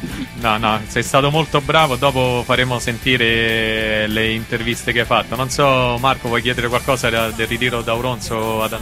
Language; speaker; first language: Italian; native; Italian